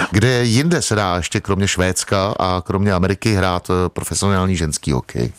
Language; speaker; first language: Czech; native; Czech